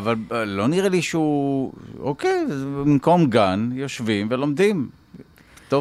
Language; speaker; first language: Hebrew; native; Hebrew